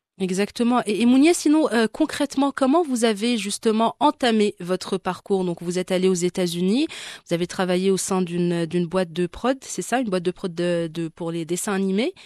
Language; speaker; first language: French; non-native, local second language; Arabic